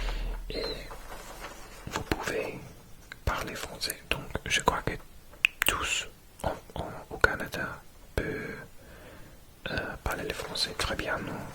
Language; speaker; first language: French; non-native, learner; English